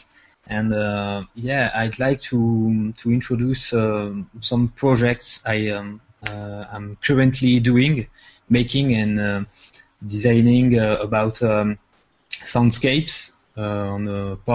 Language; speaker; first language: English; non-native, fluent; French